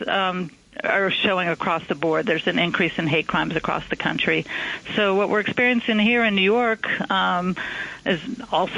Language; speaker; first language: English; native; English